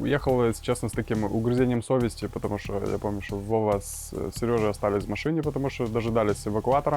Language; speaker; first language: Russian; native; Russian